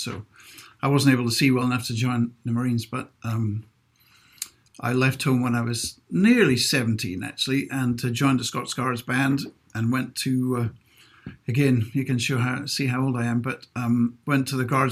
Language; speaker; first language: English; native; English